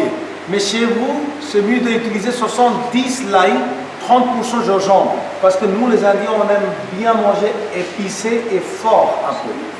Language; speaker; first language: French; non-native, fluent; Hindi